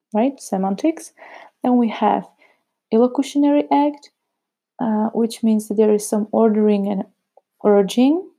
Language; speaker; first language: English; non-native, fluent; Czech